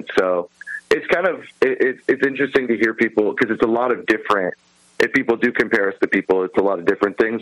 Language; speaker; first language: English; native; English